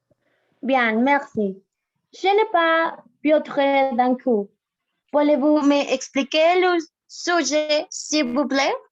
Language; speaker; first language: French; non-native, learner; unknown